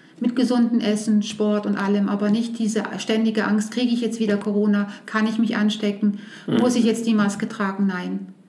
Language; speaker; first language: German; native; German